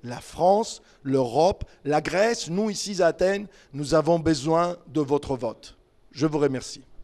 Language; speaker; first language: French; non-native, fluent; Greek